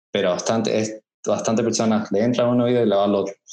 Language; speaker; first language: Spanish; early bilingual, heritage; Spanish